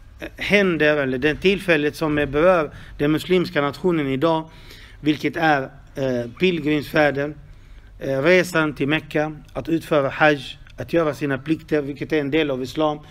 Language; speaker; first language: Swedish; non-native, fluent; Arabic